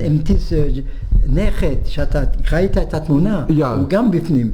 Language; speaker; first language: Hebrew; non-native, fluent; French